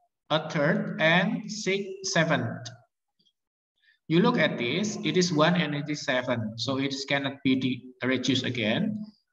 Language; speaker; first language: English; non-native, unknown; Indonesian